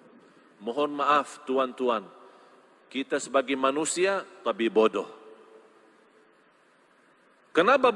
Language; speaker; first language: Indonesian; non-native, fluent; Arabic